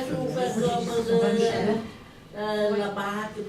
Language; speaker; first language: French; non-native, learner; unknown